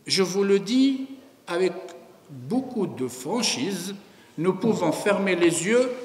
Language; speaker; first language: French; non-native, local second language; Arabic